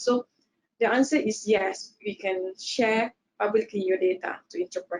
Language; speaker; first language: English; non-native, local second language; Malay